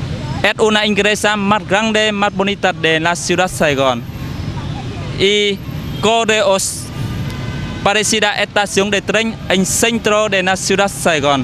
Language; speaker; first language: Spanish; non-native, learner; Vietnamese